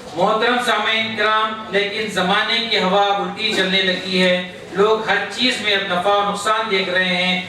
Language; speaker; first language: Urdu; native; Urdu